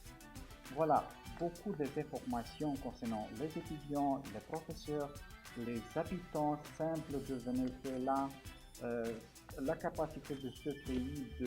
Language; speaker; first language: French; non-native, fluent; Romanian